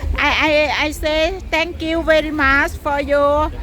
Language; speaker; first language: English; non-native, learner; Thai